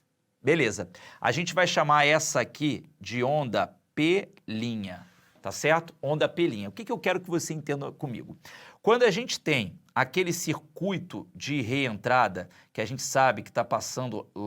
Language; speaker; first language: Portuguese; native; Portuguese